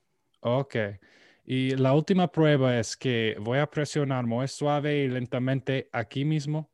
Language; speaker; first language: Spanish; non-native, learner; English